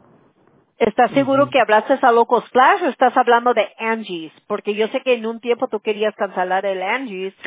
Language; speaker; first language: Spanish; early bilingual, heritage; English